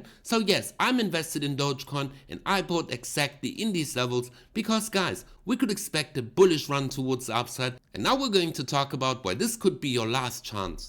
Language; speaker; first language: English; non-native, fluent; German